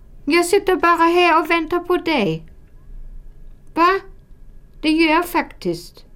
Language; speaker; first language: Swedish; non-native, fluent; German